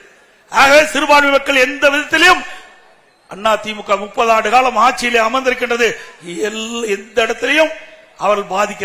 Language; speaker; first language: Tamil; native; Tamil